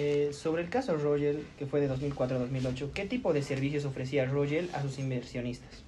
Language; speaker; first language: Spanish; native; Spanish